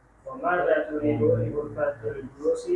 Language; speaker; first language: Arabic; non-native, learner; Indonesian